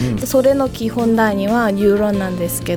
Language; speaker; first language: Japanese; non-native, fluent; Korean